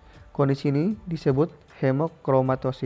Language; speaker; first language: Indonesian; native; Indonesian